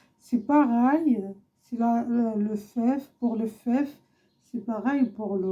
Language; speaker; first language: French; non-native, learner; Arabic